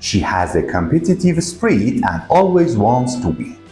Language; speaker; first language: English; non-native, fluent; Persian